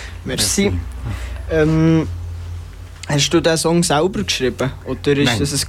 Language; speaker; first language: German; native; German